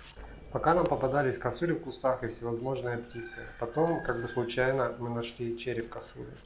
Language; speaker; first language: Russian; native; Russian